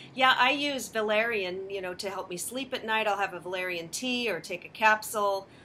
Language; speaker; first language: English; native; English